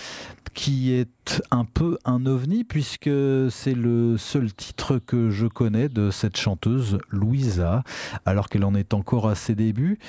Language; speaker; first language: French; native; French